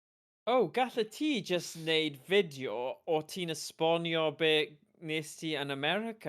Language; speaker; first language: Welsh; native; Welsh